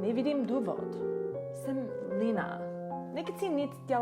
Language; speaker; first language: Czech; non-native, learner; English